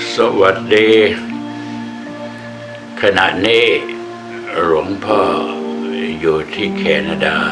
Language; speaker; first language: Thai; native; Thai